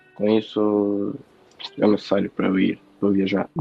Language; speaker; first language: Portuguese; native; Portuguese